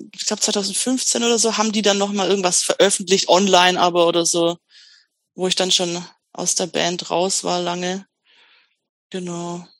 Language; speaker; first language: German; native; German